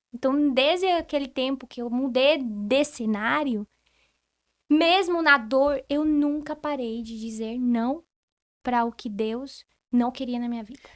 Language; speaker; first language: Portuguese; non-native, fluent; Spanish